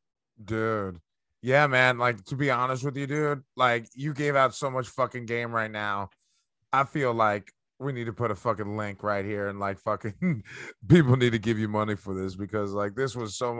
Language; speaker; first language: English; early bilingual, other home language; Spanish